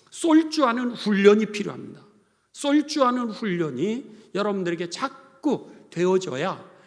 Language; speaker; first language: Korean; native; Korean